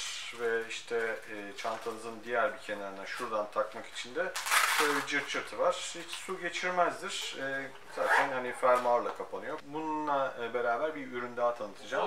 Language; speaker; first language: Turkish; native; Turkish